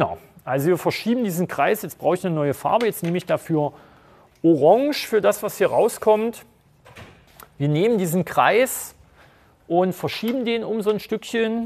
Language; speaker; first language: German; native; German